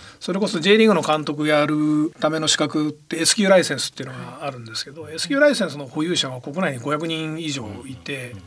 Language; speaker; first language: Japanese; native; Japanese